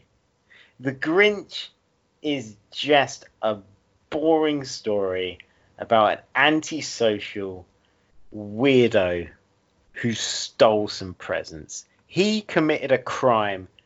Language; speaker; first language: English; native; English